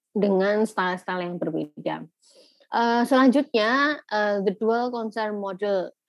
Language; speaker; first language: Indonesian; native; Indonesian